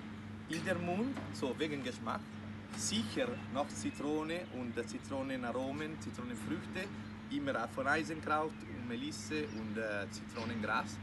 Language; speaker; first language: German; non-native, local second language; Italian